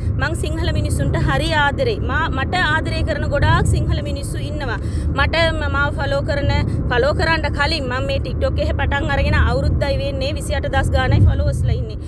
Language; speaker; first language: Sinhala; non-native, local second language; Tamil